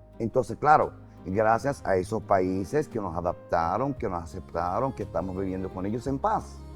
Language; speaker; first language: Spanish; non-native, fluent; Arabic